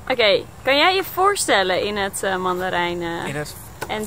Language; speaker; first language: Dutch; native; Dutch